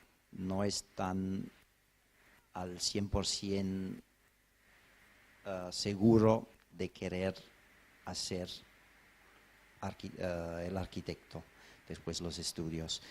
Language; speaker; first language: Spanish; non-native, fluent; German